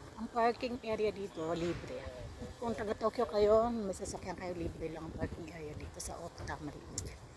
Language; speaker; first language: Filipino; native; Filipino